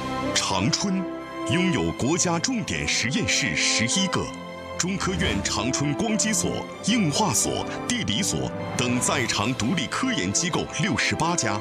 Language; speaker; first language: Chinese; native; Chinese